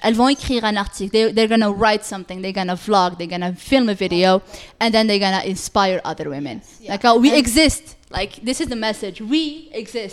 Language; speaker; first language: English; non-native, fluent; Arabic